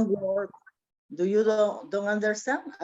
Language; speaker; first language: English; non-native, learner; Spanish